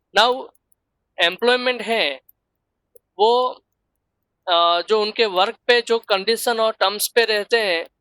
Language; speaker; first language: Hindi; non-native, local second language; Gujarati